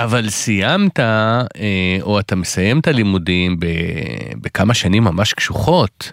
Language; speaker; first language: Hebrew; native; Hebrew